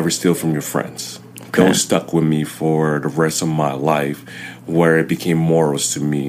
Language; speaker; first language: English; early bilingual, other home language; Vietnamese